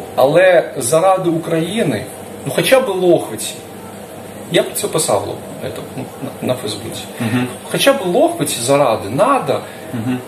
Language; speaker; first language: Ukrainian; non-native, local second language; Russian